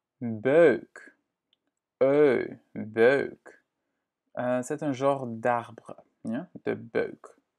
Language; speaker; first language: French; non-native, fluent; Dutch